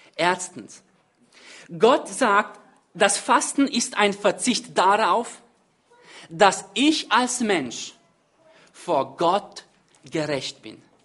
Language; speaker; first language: German; non-native, fluent; Hungarian